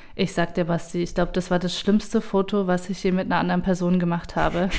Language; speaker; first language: German; native; German